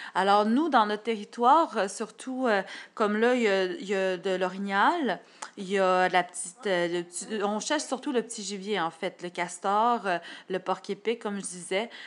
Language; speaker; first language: French; native; French